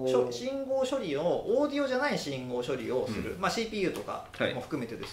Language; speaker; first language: Japanese; native; Japanese